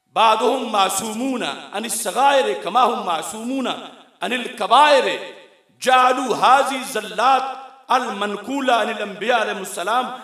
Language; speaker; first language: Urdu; non-native, local second language; Punjabi